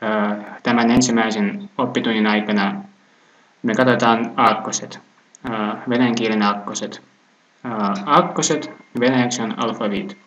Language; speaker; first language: Finnish; non-native, fluent; Russian